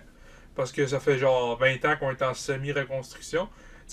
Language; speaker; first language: French; native; French